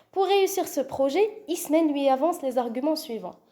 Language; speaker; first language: French; non-native, local second language; Arabic